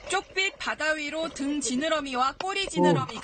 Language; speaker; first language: Korean; native; Korean